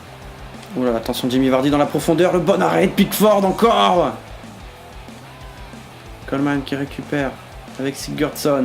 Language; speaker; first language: French; native; French